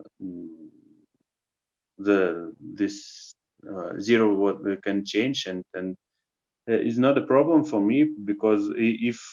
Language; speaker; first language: English; non-native, learner; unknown